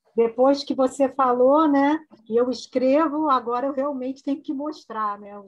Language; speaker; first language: Portuguese; native; Portuguese